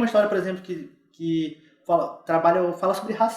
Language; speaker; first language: Portuguese; native; Portuguese